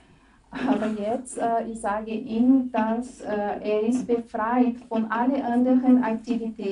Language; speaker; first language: German; non-native, fluent; Portuguese